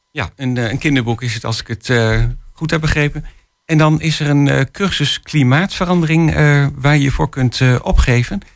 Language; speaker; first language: Dutch; native; Dutch